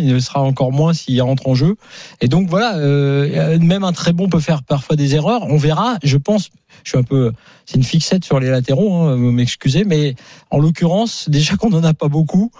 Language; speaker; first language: French; native; French